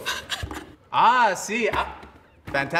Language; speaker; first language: Spanish; non-native, learner; English